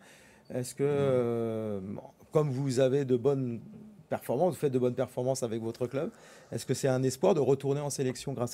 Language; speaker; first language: French; native; French